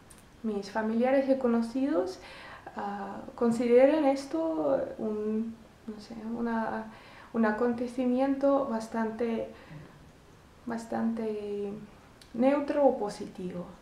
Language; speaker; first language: Spanish; non-native, fluent; Russian